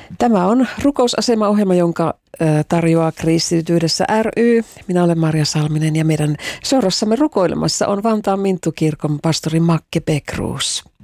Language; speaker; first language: Finnish; native; Finnish